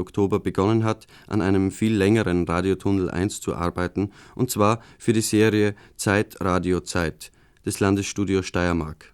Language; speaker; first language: German; native; German